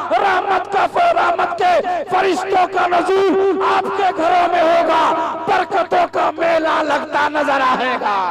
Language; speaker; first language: Hindi; native; Hindi